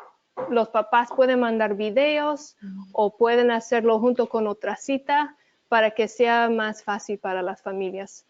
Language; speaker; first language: Spanish; early bilingual, heritage; Spanish